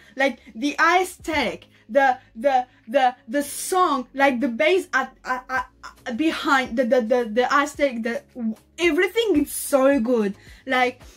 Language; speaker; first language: English; non-native, learner; French